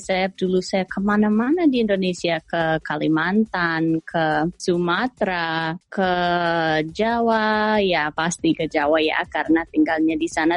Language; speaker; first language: Indonesian; non-native, fluent; English